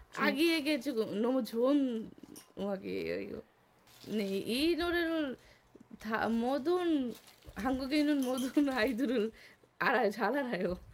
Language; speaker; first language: Korean; non-native, learner; Bangla